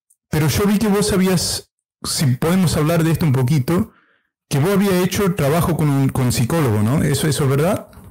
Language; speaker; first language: Spanish; early bilingual, heritage; Spanish